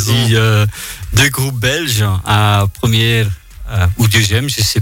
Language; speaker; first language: French; non-native, local second language; Dutch